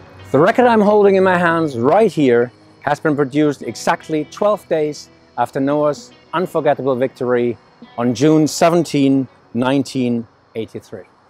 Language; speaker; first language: English; non-native, fluent; German